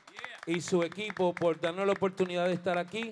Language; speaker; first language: Spanish; native; Spanish